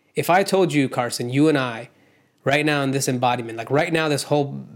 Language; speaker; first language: English; non-native, local second language; Hindi